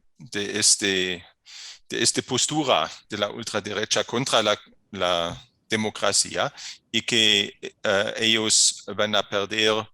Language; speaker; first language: Spanish; non-native, fluent; German